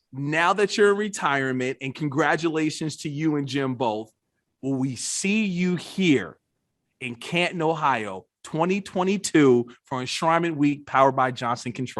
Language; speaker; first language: English; native; English